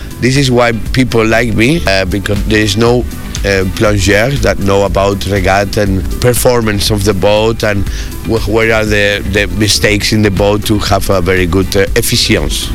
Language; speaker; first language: English; non-native, learner; Spanish